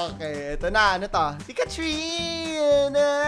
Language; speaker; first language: Filipino; native; Filipino